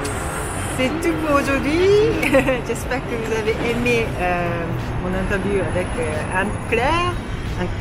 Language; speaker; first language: French; non-native, fluent; Japanese